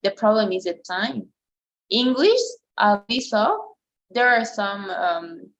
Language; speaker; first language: English; non-native, fluent; Spanish